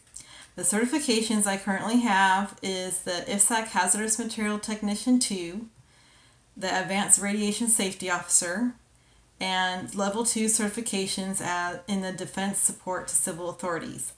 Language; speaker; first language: English; native; English